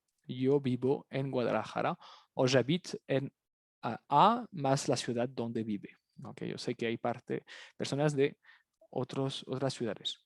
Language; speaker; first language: Spanish; native; Spanish